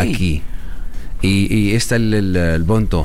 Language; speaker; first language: Spanish; non-native, learner; Arabic